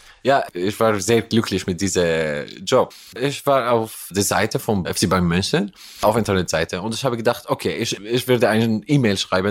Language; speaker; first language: German; non-native, learner; Arabic